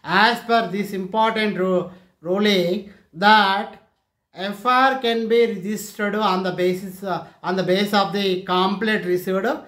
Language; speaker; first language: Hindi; non-native, local second language; Telugu